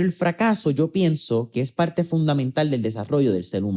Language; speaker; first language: Spanish; native; Spanish